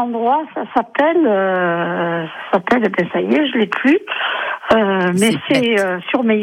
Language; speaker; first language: French; native; French